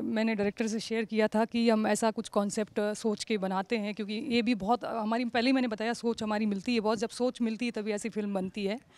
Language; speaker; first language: Hindi; native; Hindi